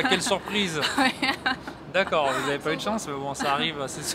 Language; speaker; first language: French; native; French